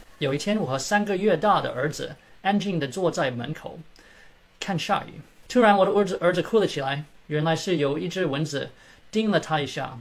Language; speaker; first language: Chinese; early bilingual, heritage; Chinese